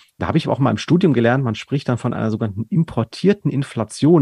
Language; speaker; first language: German; native; German